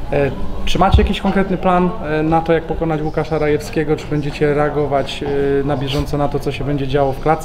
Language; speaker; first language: Polish; native; Polish